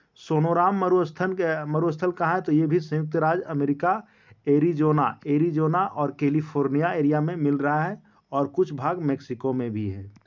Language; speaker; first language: Hindi; native; Hindi